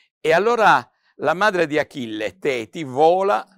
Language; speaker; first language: Italian; native; Italian